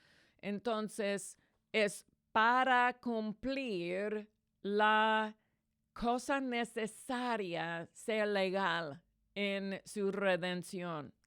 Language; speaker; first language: Spanish; non-native, fluent; English